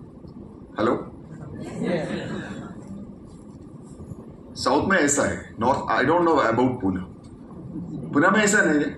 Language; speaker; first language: Hindi; non-native, local second language; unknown